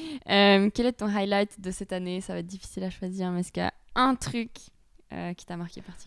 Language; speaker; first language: French; native; French